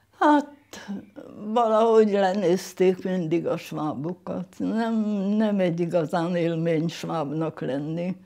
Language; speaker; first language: Hungarian; non-native, local second language; German